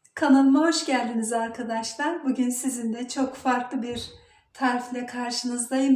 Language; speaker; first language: Turkish; native; Turkish